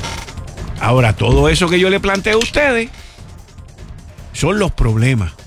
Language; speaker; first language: Spanish; native; Spanish